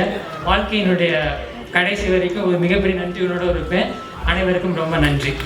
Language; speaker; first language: Tamil; native; Tamil